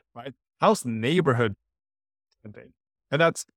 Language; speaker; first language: English; non-native, fluent; Norwegian